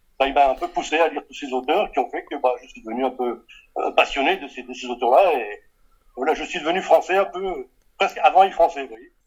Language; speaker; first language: French; early bilingual, other home language; Portuguese